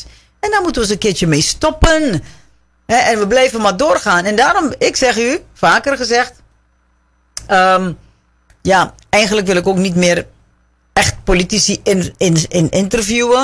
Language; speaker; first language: Dutch; native; Dutch